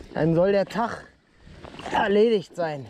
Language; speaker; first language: German; native; German